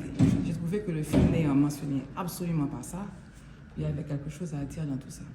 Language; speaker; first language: French; non-native, local second language; Haitian Creole